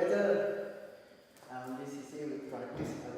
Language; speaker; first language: English; non-native, learner; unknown